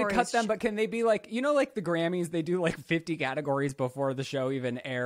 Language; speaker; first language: English; native; English